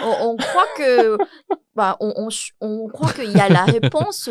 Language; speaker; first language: French; non-native, fluent; Chinese